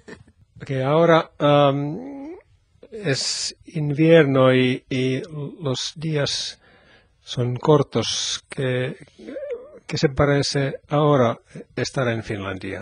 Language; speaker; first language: Spanish; non-native, learner; Finnish